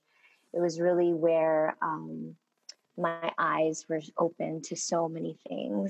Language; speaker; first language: English; early bilingual, other home language; Korean